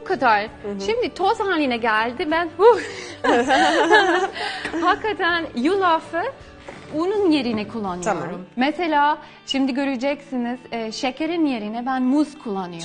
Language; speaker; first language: Turkish; non-native, fluent; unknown